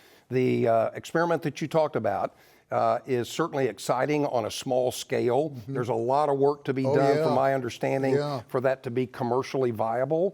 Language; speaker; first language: English; native; English